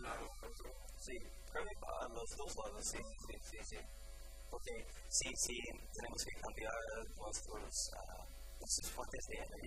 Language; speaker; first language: Spanish; non-native, fluent; English